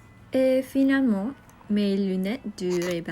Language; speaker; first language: French; non-native, learner; English